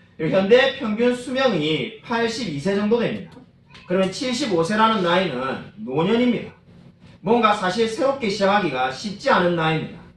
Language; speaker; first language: Korean; native; Korean